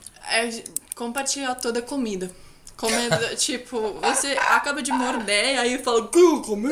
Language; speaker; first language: Portuguese; non-native, fluent; Finnish